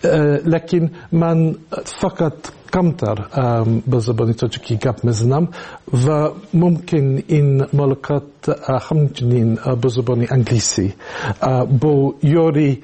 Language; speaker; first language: Tajik; non-native, learner; English